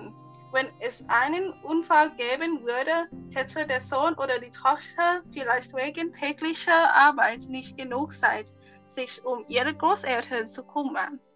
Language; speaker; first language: German; non-native, learner; Thai